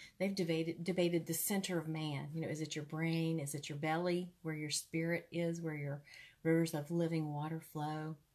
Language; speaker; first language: English; native; English